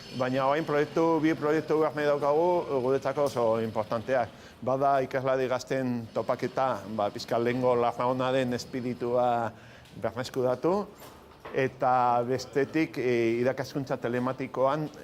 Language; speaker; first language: Basque; non-native, local second language; Spanish